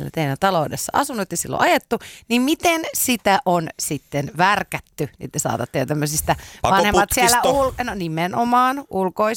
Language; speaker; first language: Finnish; native; Finnish